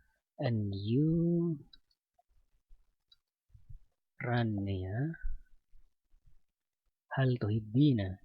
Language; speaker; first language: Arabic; non-native, learner; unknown